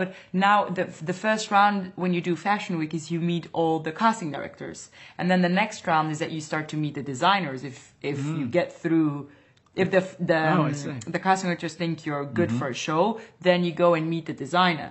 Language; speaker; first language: English; non-native, fluent; Dutch